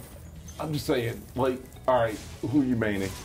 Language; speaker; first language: English; native; English